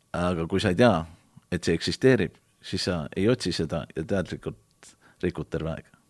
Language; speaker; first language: Estonian; early bilingual, heritage; Estonian